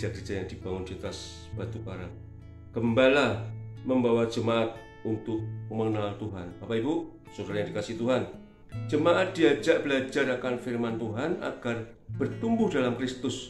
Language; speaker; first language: Indonesian; native; Indonesian